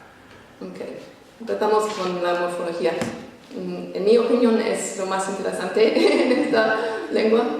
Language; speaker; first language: Spanish; non-native, fluent; English